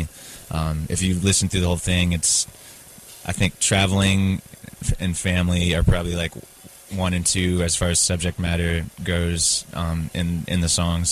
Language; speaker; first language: English; native; English